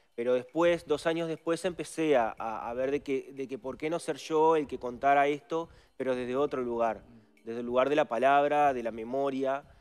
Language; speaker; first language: Spanish; native; Spanish